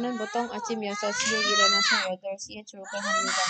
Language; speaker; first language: Korean; non-native, fluent; Indonesian